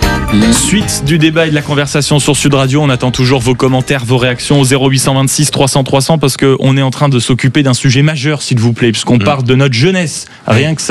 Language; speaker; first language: French; native; French